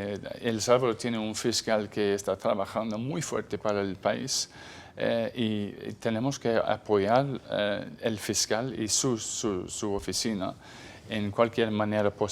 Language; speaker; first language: Spanish; non-native, fluent; English